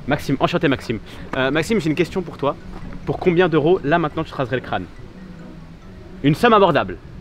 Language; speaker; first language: French; native; French